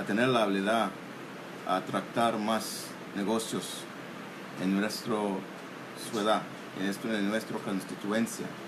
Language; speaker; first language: Spanish; non-native, local second language; English